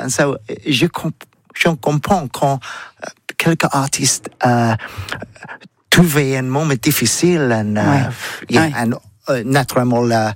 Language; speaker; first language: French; non-native, learner; English